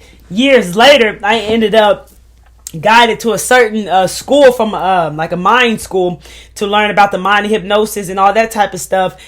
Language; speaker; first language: English; native; English